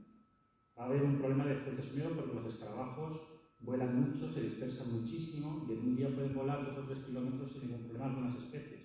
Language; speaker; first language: Spanish; native; Spanish